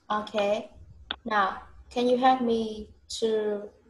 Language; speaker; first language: English; non-native, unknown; Vietnamese